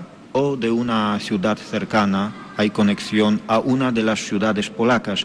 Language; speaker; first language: Spanish; non-native, fluent; Polish